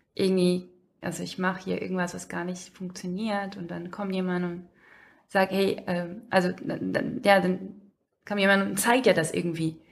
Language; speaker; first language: German; non-native, fluent; Portuguese